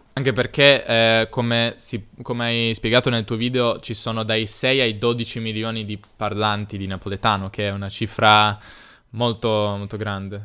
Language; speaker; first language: Italian; native; Italian